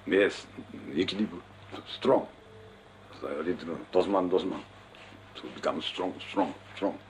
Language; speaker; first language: English; non-native, learner; Japanese